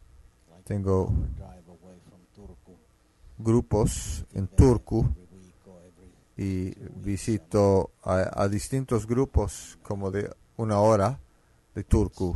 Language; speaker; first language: Spanish; non-native, fluent; Finnish